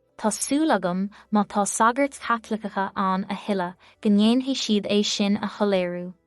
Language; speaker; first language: Irish; native; Irish